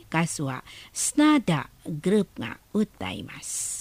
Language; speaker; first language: Japanese; non-native, fluent; Indonesian